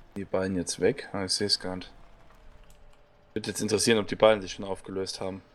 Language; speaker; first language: German; native; German